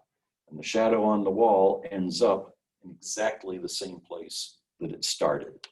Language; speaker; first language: English; native; English